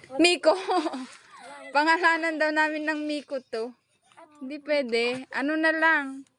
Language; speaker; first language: Filipino; non-native, local second language; Iloko